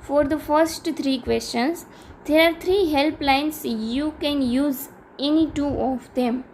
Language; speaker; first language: English; non-native, local second language; Gujarati